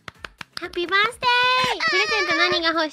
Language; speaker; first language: Japanese; native; Japanese